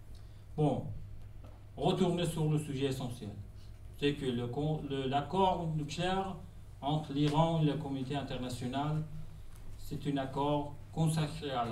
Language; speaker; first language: French; non-native, fluent; Persian